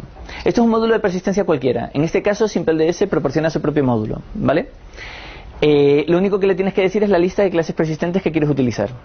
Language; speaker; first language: Spanish; native; Spanish